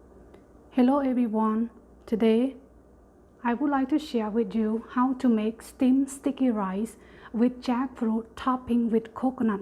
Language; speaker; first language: English; non-native, fluent; Khmer